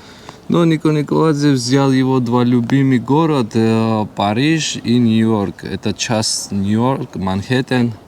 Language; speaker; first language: Russian; non-native, learner; Georgian